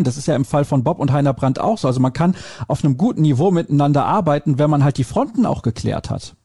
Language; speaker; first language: German; native; German